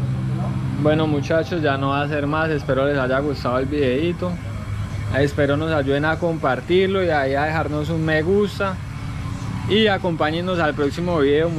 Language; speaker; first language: Spanish; native; Spanish